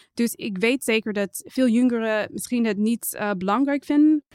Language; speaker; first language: Dutch; non-native, fluent; English